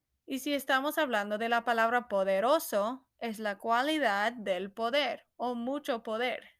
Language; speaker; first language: Spanish; non-native, fluent; English